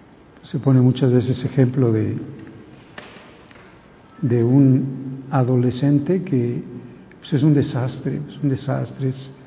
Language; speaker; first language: Spanish; native; Spanish